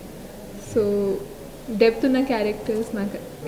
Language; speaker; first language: Telugu; non-native, local second language; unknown